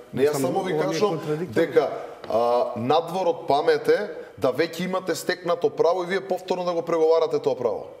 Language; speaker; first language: Macedonian; native; Macedonian